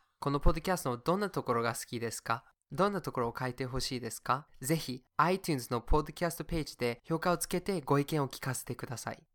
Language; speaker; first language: Japanese; non-native, fluent; English